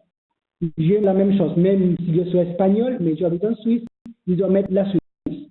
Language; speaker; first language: French; non-native, learner; Spanish